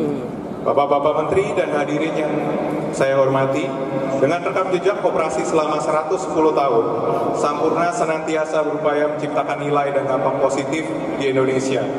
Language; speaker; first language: Indonesian; native; Indonesian